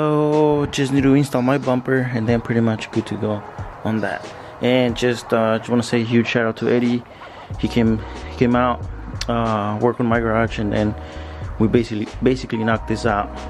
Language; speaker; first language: English; native; English